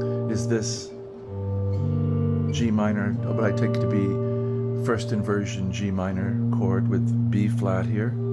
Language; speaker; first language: English; native; English